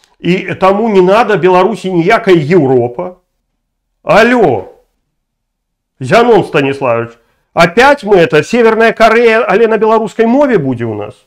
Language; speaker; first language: Belarusian; non-native, local second language; Russian